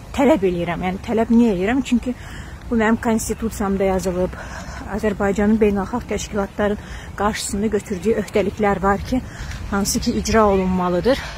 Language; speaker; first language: Azerbaijani; non-native, local second language; Talysh